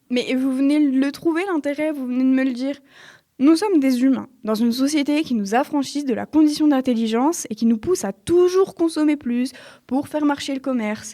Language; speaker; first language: French; native; French